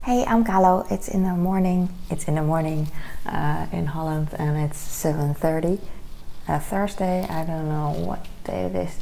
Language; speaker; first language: English; non-native, fluent; Dutch